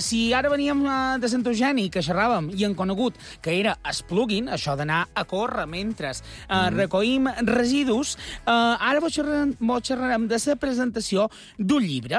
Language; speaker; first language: Catalan; native; Catalan